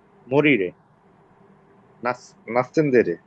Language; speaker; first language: Italian; non-native, learner; Bangla